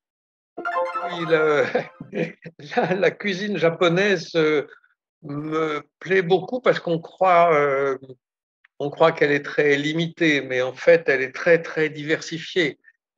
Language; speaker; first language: French; native; French